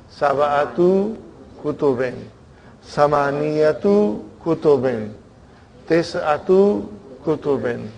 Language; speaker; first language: Arabic; non-native, fluent; Urdu